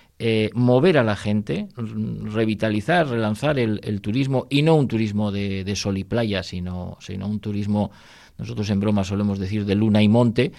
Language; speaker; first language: Spanish; native; Spanish